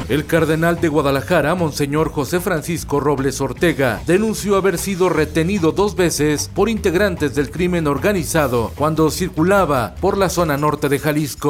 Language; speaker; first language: Spanish; native; Spanish